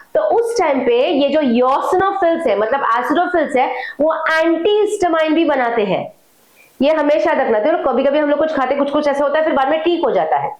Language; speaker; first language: Hindi; non-native, local second language; Marathi